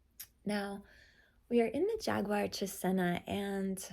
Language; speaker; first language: English; native; English